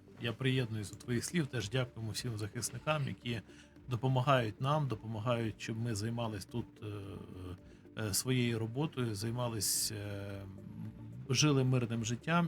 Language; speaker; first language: Ukrainian; native; Ukrainian